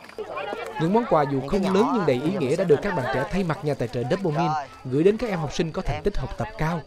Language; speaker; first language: Vietnamese; native; Vietnamese